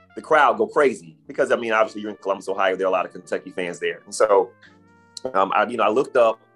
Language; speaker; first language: English; native; English